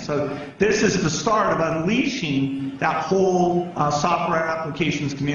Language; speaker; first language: English; native; English